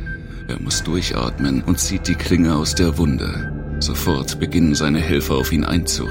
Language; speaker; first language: German; native; German